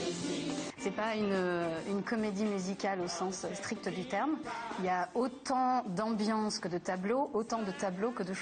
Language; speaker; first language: French; native; French